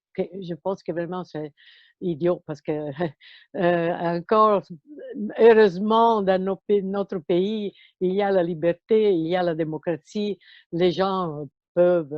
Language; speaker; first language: French; non-native, fluent; Italian